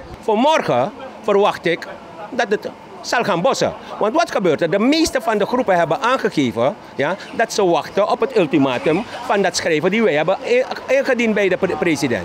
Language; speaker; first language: Dutch; native; Dutch